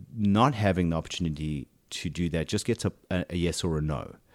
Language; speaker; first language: English; native; English